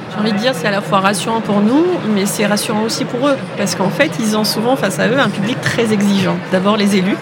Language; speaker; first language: French; native; French